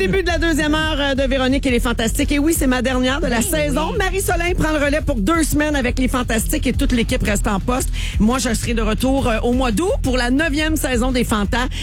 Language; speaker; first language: French; native; French